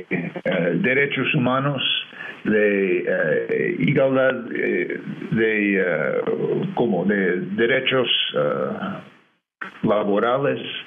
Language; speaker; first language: Spanish; non-native, fluent; English